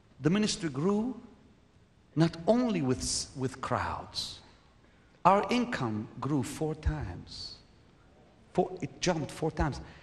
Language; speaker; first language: English; non-native, fluent; Arabic